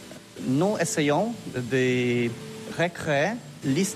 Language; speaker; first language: French; non-native, learner; Polish